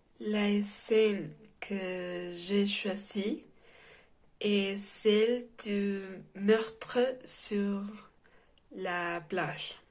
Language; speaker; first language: French; non-native, learner; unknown